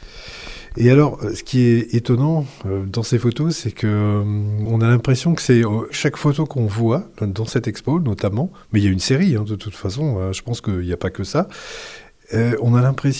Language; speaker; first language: French; native; French